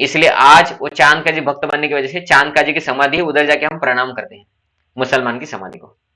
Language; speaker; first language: Hindi; non-native, local second language; Marathi